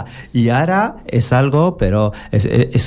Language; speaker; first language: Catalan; non-native, learner; French